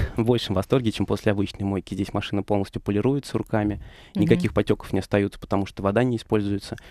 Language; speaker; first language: Russian; native; Russian